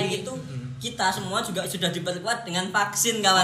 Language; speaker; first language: Indonesian; native; Indonesian